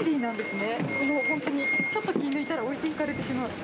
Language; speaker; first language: Japanese; native; Japanese